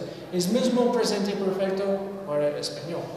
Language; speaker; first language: Spanish; non-native, learner; English